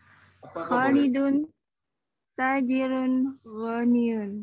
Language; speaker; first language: Arabic; non-native, learner; Malay